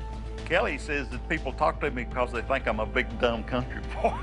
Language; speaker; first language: English; native; English